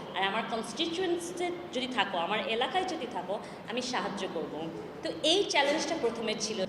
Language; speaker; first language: Bangla; early bilingual, heritage; Bangla